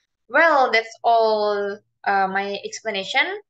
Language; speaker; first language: English; non-native, fluent; Indonesian